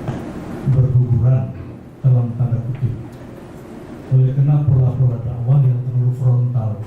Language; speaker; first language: Indonesian; native; Indonesian